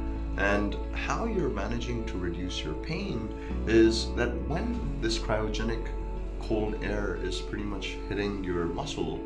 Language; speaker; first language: English; native; English